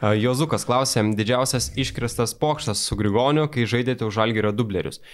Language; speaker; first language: Lithuanian; native; Lithuanian